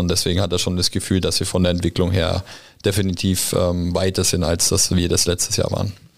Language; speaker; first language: German; native; German